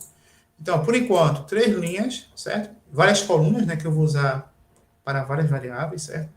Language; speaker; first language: Portuguese; native; Portuguese